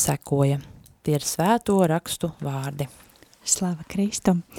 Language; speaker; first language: Latvian; native; Latvian